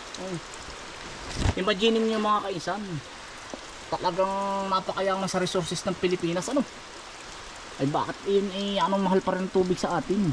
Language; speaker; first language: Filipino; native; Filipino